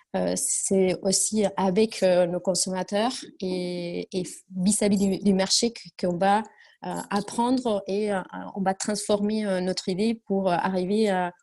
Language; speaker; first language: French; non-native, fluent; Spanish